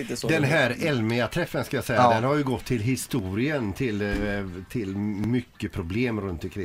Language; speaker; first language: Swedish; native; Swedish